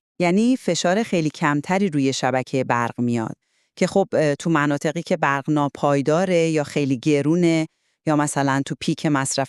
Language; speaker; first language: Persian; native; Persian